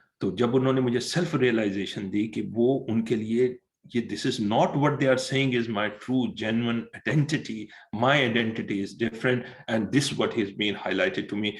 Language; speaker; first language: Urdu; native; Urdu